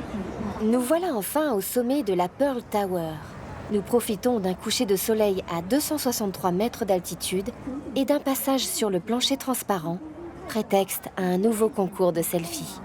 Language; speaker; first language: French; native; French